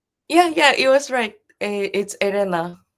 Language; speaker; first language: English; non-native, fluent; Japanese